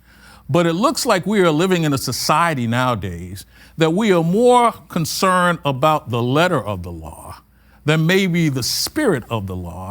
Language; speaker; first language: English; native; English